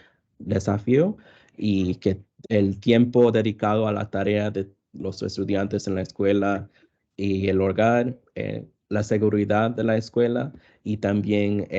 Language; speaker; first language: Spanish; early bilingual, other home language; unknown